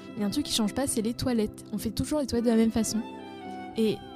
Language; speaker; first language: French; native; French